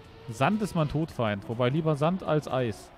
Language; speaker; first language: German; native; German